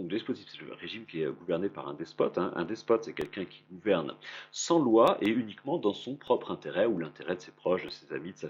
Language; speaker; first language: French; native; French